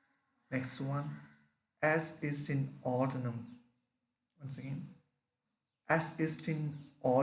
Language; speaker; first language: German; non-native, learner; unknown